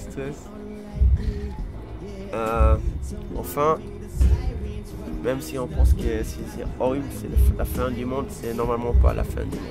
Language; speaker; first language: French; non-native, fluent; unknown